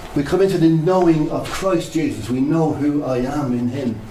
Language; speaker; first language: English; native; English